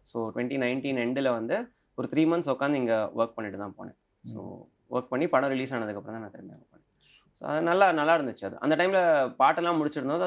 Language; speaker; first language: Tamil; native; Tamil